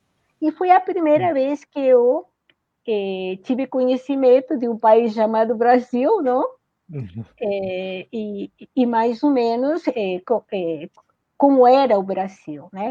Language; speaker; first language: Portuguese; non-native, fluent; Spanish